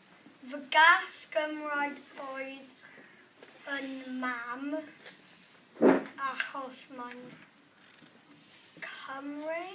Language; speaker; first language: Welsh; non-native, learner; English